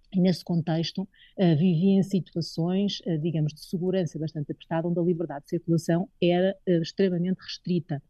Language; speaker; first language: Portuguese; native; Portuguese